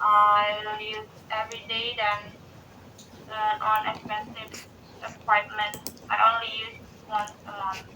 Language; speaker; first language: English; non-native, learner; Indonesian